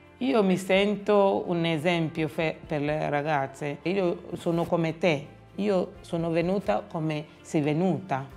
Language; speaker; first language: Italian; non-native, learner; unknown